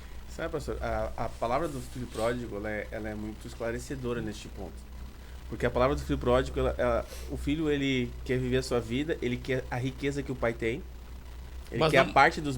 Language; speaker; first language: Portuguese; native; Portuguese